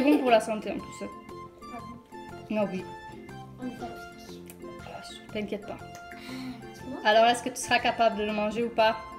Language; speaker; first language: French; native; French